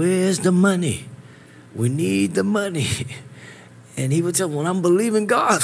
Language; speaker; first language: English; native; English